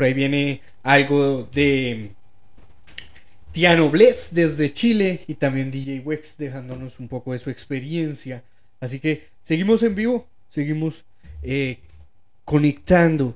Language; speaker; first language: Spanish; native; Spanish